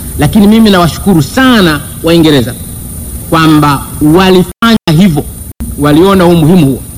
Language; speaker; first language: Swahili; non-native, local second language; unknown